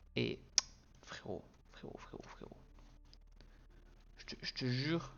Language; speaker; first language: French; native; French